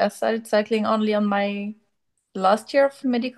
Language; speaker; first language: English; non-native, fluent; French